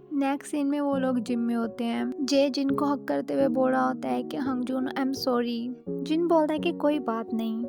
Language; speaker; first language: Hindi; native; Hindi